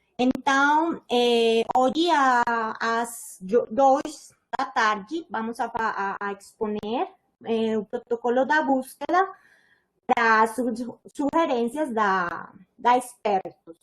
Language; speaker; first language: Portuguese; non-native, learner; Spanish